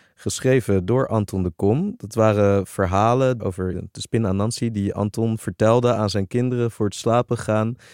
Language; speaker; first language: Dutch; native; Dutch